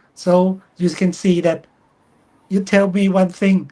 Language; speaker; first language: English; non-native, fluent; Thai